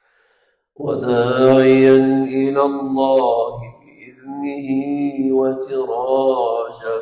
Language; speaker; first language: Arabic; native; Arabic